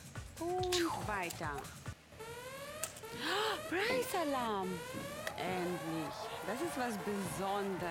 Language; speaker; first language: German; non-native, learner; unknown